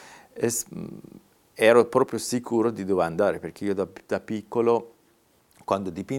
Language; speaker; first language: Italian; non-native, fluent; Persian